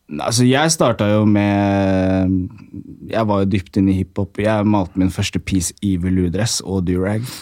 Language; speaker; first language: Norwegian; early bilingual, other home language; Amharic